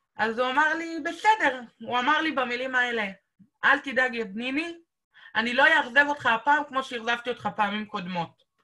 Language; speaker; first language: Hebrew; native; Hebrew